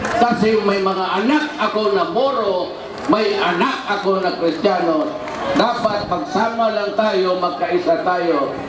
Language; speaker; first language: Filipino; non-native, local second language; Cebuano